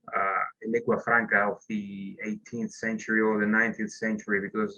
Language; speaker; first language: English; non-native, fluent; Greek